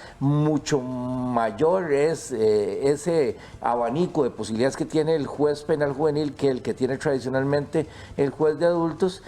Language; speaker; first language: Spanish; native; Spanish